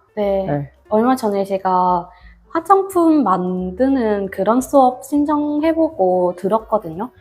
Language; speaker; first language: Korean; non-native, fluent; Vietnamese